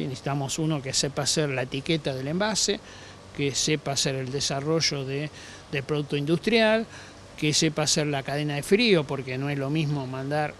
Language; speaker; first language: Spanish; native; Spanish